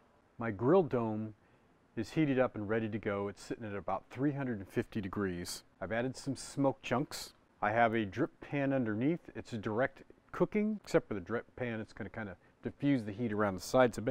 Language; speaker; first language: English; native; English